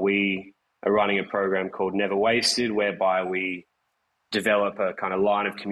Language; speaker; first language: English; native; English